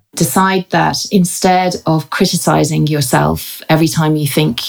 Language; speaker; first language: English; native; English